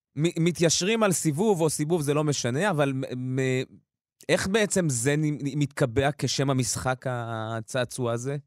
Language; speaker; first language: Hebrew; early bilingual, other home language; Russian